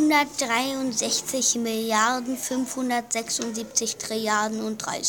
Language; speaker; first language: Spanish; non-native, learner; German